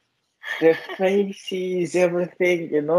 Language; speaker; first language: English; non-native, fluent; Portuguese